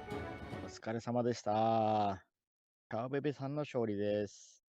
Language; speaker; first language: Japanese; native; Japanese